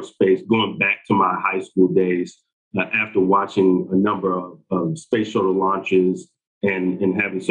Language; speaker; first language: English; native; English